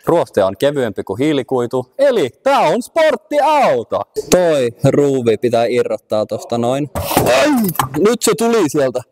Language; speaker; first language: Finnish; early bilingual, heritage; Finnish